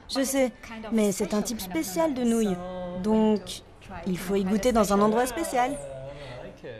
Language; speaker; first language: French; non-native, fluent; Ukrainian